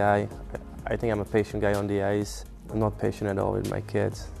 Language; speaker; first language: English; non-native, fluent; Czech